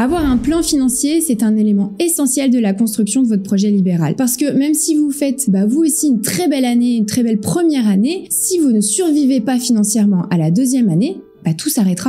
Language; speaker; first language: French; native; French